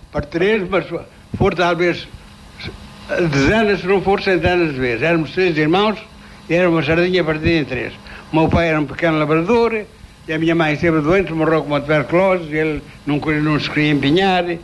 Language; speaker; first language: Portuguese; native; Portuguese